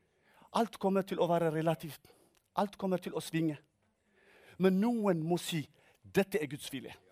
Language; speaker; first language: Norwegian; non-native, fluent; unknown